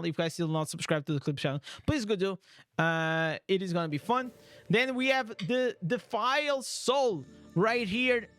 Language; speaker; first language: English; non-native, fluent; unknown